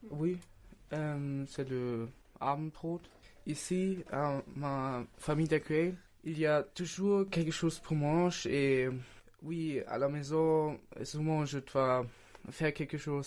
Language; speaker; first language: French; non-native, learner; German